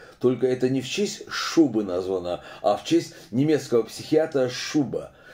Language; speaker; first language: Russian; non-native, local second language; Turkmen